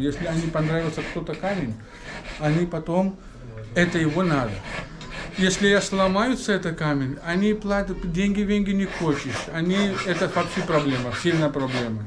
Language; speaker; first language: Russian; non-native, learner; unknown